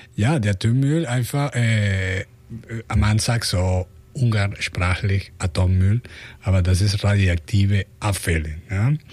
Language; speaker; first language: German; non-native, fluent; Spanish